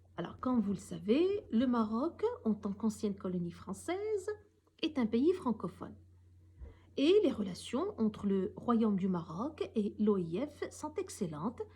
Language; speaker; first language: French; non-native, local second language; Arabic